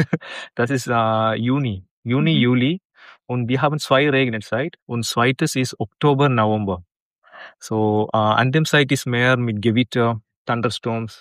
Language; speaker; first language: German; non-native, learner; Malayalam